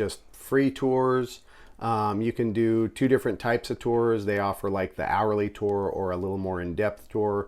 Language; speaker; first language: English; native; English